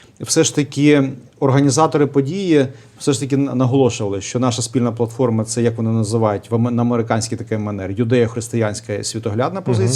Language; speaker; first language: Ukrainian; native; Ukrainian